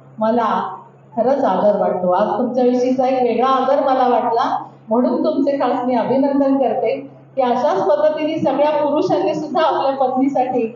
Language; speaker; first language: Marathi; native; Marathi